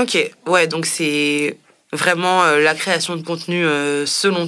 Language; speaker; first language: French; native; French